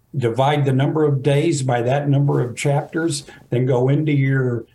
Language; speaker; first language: English; native; English